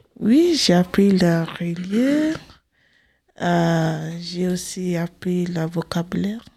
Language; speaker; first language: French; non-native, learner; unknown